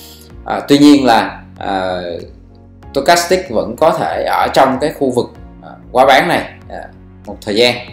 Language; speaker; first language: Vietnamese; native; Vietnamese